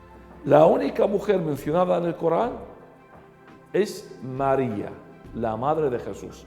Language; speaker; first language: Spanish; non-native, fluent; Arabic